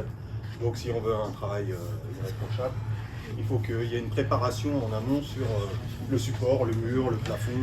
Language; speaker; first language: French; native; French